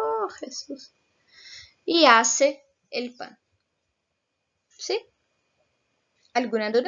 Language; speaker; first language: Spanish; non-native, fluent; Portuguese